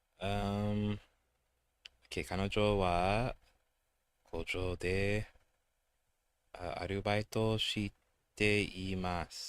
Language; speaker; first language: Japanese; non-native, learner; English